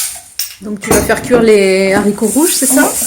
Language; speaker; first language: French; native; French